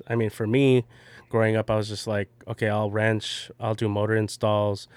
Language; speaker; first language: English; early bilingual, other home language; Filipino